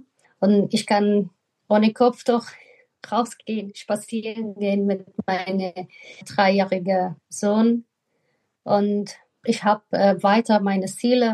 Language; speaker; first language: German; non-native, fluent; Persian